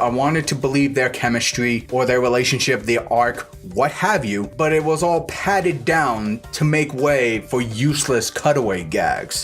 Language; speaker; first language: English; native; English